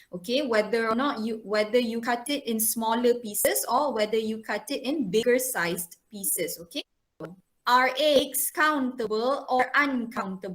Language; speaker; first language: English; non-native, local second language; Malay